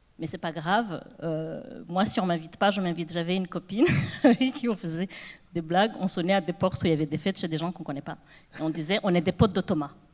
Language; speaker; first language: French; non-native, local second language; Kinyarwanda